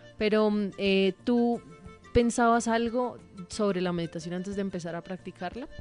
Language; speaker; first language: Spanish; native; Spanish